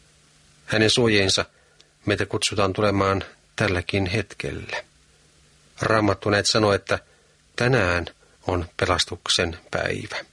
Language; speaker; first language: Finnish; native; Finnish